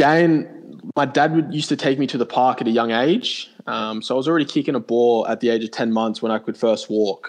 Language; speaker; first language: English; native; English